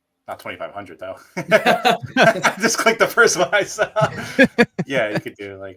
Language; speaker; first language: English; native; English